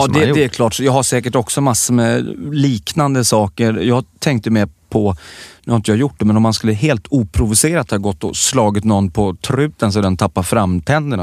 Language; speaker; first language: Swedish; native; Swedish